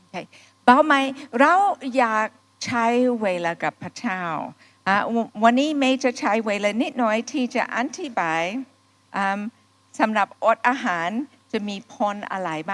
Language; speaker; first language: Thai; non-native, fluent; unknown